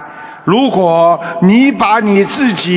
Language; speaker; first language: Chinese; native; Chinese